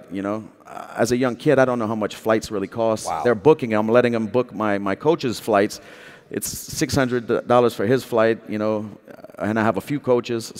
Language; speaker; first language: English; native; English